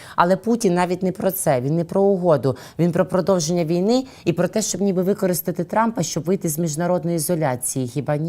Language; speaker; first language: Ukrainian; native; Ukrainian